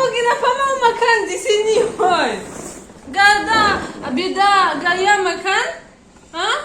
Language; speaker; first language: Indonesian; non-native, learner; Russian